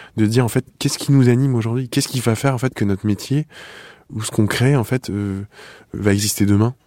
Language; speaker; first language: French; native; French